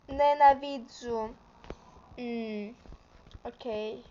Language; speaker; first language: Ukrainian; non-native, learner; Russian